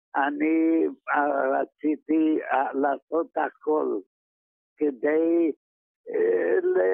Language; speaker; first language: Hebrew; non-native, fluent; Polish